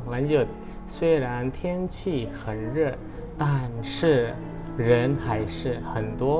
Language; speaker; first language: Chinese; non-native, fluent; Indonesian